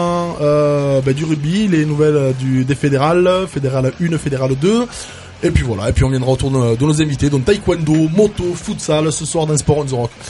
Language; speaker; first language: French; native; French